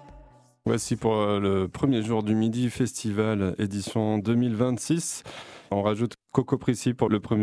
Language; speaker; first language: French; native; French